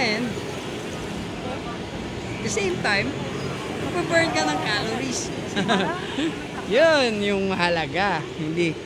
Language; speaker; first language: Filipino; native; Filipino